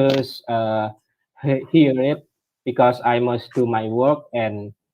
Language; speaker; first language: English; non-native, learner; Indonesian